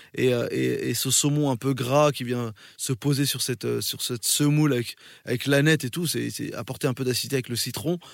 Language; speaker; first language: French; early bilingual, other home language; Arabic